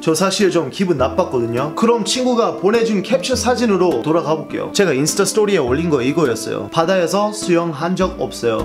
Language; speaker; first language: Korean; non-native, fluent; English